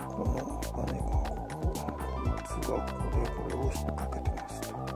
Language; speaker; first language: Japanese; native; Japanese